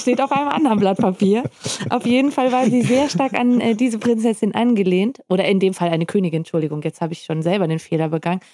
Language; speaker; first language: German; native; German